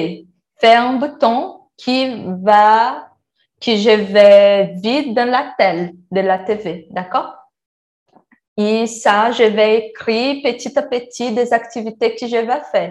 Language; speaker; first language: French; non-native, learner; Portuguese